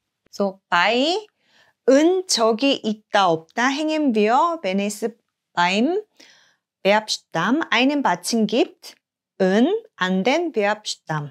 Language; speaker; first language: German; non-native, fluent; Korean